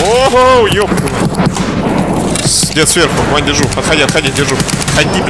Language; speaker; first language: Russian; native; Russian